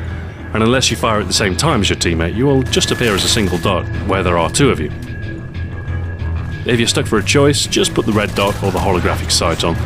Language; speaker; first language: English; native; English